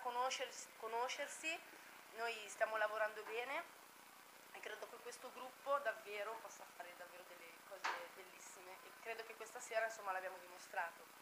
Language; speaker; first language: Italian; native; Italian